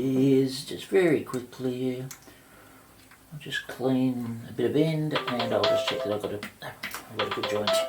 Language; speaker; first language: English; native; English